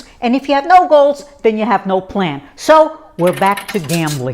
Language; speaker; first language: English; native; English